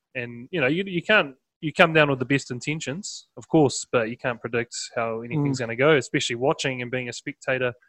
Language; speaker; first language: English; native; English